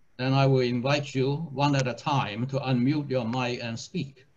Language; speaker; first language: English; non-native, local second language; Chinese